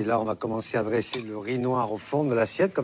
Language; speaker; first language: French; native; French